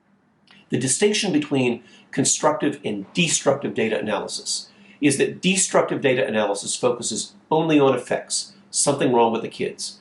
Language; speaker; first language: English; native; English